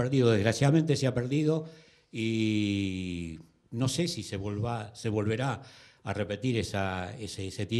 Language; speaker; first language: Spanish; native; Spanish